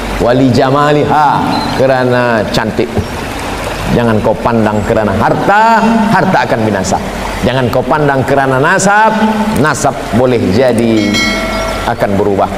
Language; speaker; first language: Malay; native; Malay